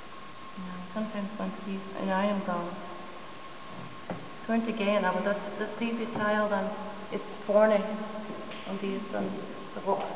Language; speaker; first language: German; non-native, learner; English